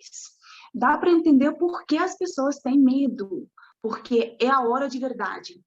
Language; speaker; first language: Portuguese; non-native, fluent; Russian